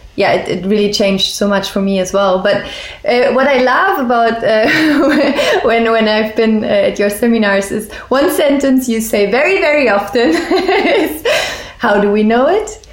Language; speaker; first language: English; non-native, fluent; German